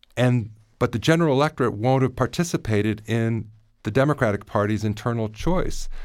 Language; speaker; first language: English; native; English